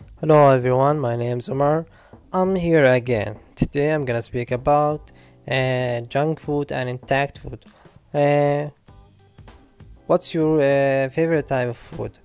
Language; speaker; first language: English; non-native, learner; Arabic